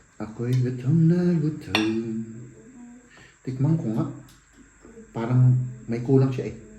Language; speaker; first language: Filipino; native; Filipino